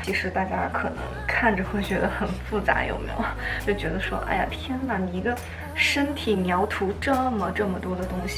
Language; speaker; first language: Chinese; native; Chinese